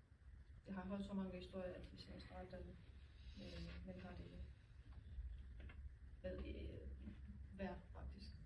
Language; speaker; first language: Danish; non-native, learner; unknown